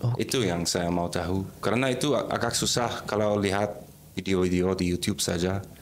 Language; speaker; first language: Indonesian; non-native, fluent; German